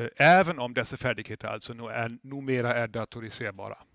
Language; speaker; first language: Swedish; non-native, fluent; German